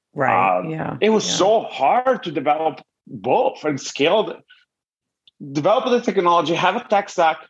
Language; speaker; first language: English; non-native, fluent; Italian